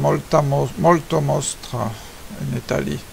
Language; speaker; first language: Italian; non-native, learner; French